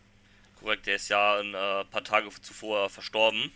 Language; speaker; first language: German; native; German